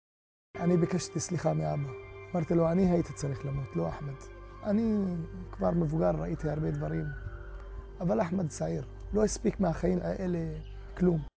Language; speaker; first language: Hebrew; non-native, local second language; Arabic